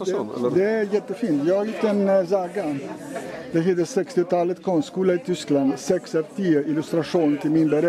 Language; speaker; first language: Swedish; non-native, fluent; Greek